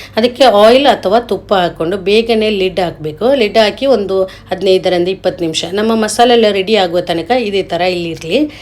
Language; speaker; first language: Kannada; non-native, local second language; Malayalam